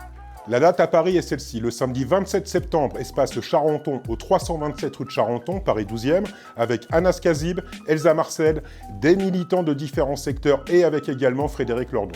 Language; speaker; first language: French; native; French